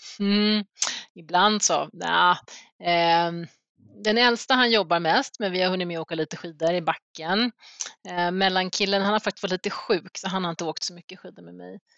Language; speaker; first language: Swedish; native; Swedish